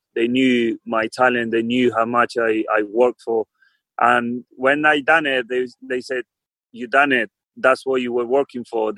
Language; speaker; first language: English; non-native, fluent; Spanish